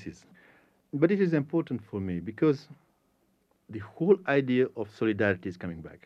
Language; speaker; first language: English; non-native, fluent; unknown